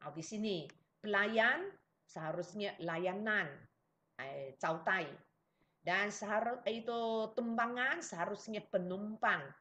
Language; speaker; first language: Malay; non-native, local second language; Chinese